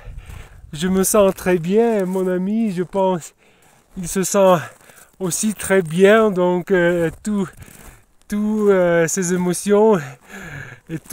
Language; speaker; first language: French; non-native, learner; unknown